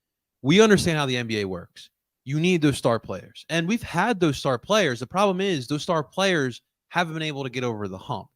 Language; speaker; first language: English; native; English